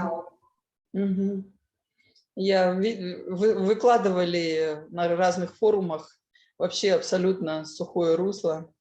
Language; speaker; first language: Russian; native; Russian